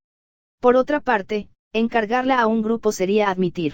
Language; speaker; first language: Spanish; native; Spanish